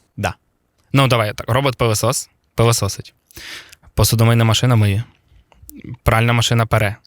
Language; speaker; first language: Ukrainian; non-native, local second language; Russian